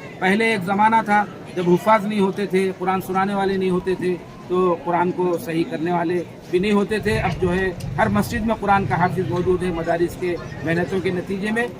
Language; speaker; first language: Urdu; native; Urdu